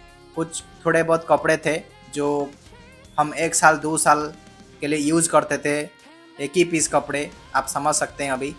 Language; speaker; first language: Hindi; non-native, local second language; Odia